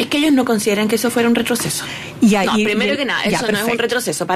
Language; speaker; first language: Spanish; native; Spanish